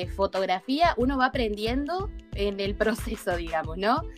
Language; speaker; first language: Spanish; native; Spanish